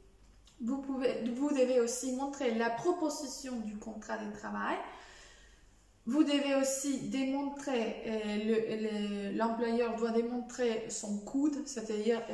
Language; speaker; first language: French; non-native, fluent; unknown